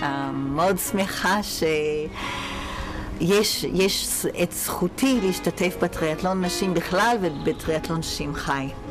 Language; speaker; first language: Hebrew; non-native, fluent; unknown